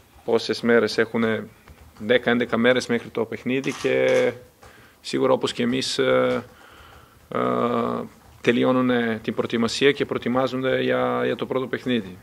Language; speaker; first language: Greek; non-native, fluent; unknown